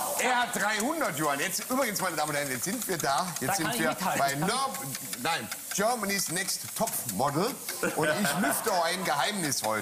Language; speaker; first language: German; native; German